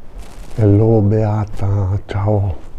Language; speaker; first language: Italian; non-native, learner; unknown